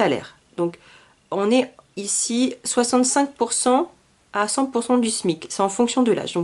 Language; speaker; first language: French; native; French